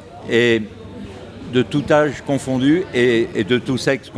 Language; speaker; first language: French; native; French